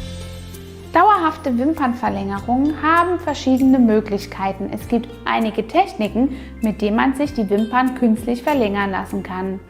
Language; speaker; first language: German; native; German